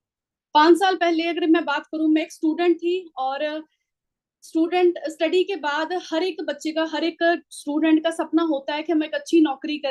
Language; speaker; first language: Hindi; non-native, local second language; Punjabi